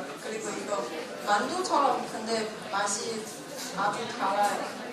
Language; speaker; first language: Korean; non-native, fluent; Chinese